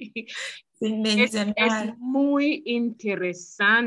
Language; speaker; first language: Spanish; non-native, fluent; English